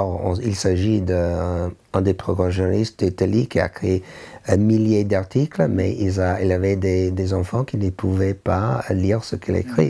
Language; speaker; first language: French; non-native, learner; English